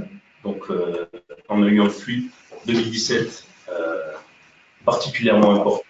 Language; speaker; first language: French; native; French